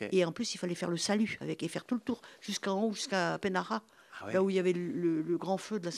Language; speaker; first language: French; native; French